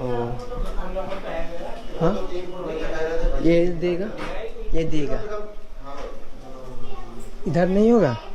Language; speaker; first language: Hindi; non-native, learner; Bangla